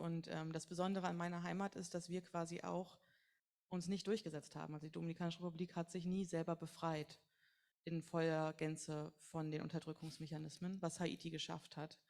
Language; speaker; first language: German; native; German